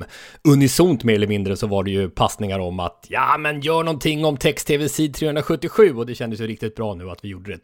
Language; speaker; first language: Swedish; native; Swedish